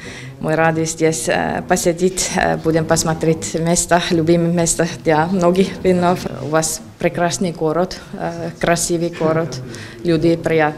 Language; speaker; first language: Russian; non-native, learner; Finnish